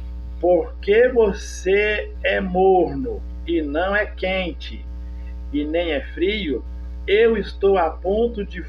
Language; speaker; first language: Portuguese; native; Portuguese